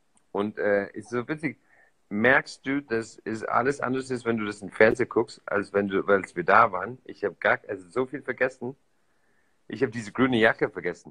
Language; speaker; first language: German; non-native, fluent; English